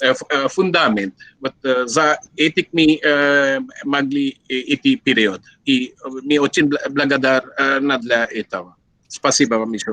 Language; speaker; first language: Russian; non-native, learner; Sinhala